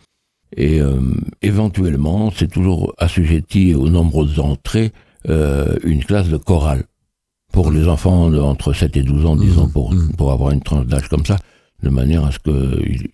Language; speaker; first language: French; native; French